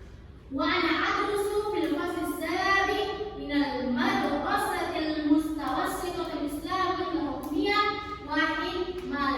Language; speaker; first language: Arabic; non-native, learner; Indonesian